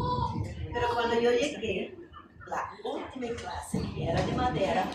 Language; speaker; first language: Spanish; non-native, fluent; English